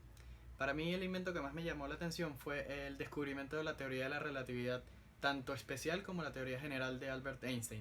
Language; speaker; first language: Spanish; native; Spanish